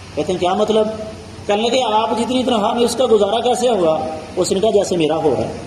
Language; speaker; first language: Urdu; non-native, local second language; Punjabi